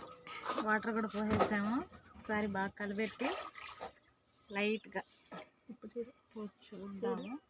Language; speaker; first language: Telugu; native; Telugu